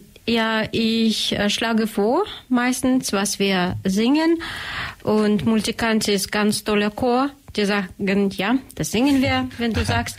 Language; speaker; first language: German; non-native, learner; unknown